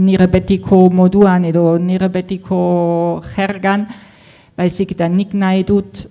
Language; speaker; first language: Basque; non-native, fluent; German